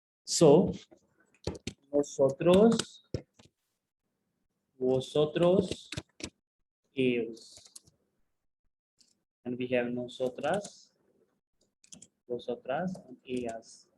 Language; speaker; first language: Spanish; non-native, fluent; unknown